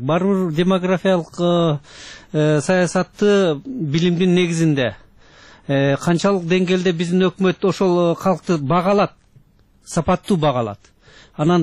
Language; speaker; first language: Kyrgyz; native; Kyrgyz